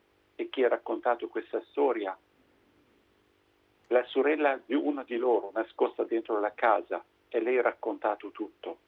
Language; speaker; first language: Italian; non-native, fluent; Arabic